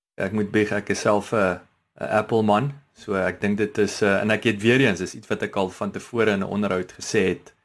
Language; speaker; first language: Afrikaans; native; Afrikaans